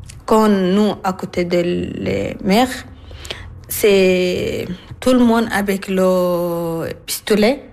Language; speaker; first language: French; non-native, learner; Arabic